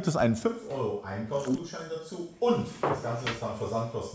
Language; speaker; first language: German; native; German